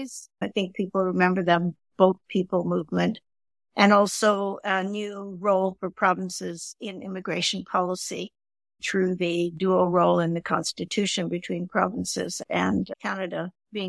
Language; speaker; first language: English; native; English